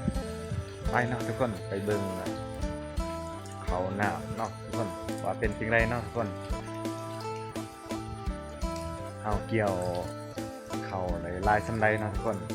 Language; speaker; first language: Thai; non-native, local second language; Northeastern Thai